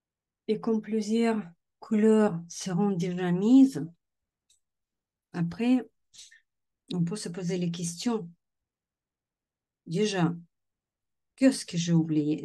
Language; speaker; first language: French; non-native, fluent; Russian